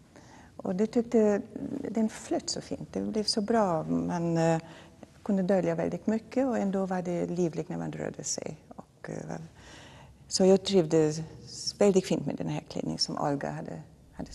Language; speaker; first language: Swedish; non-native, fluent; German